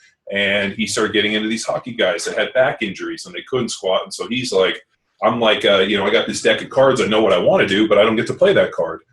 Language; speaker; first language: English; native; English